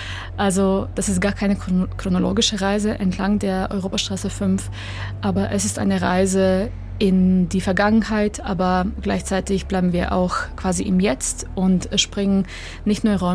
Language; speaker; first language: German; non-native, fluent; Croatian